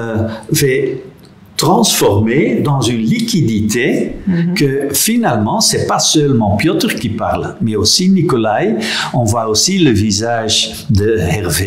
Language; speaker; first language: French; non-native, local second language; Dutch